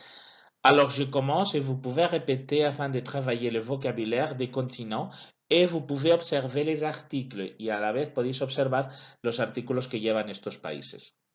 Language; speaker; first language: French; non-native, fluent; Spanish